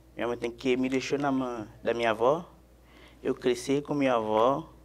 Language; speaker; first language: Portuguese; non-native, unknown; Haitian Creole